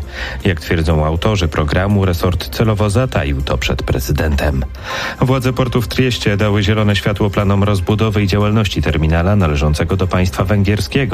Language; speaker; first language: Polish; native; Polish